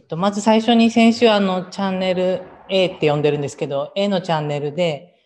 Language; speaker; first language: Japanese; native; Japanese